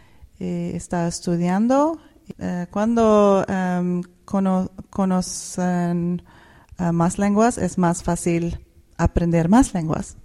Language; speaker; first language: Spanish; non-native, fluent; Swedish